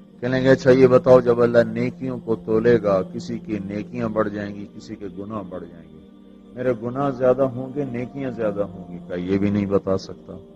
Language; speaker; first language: Urdu; non-native, local second language; Punjabi